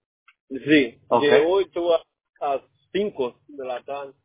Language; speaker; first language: Spanish; non-native, learner; Portuguese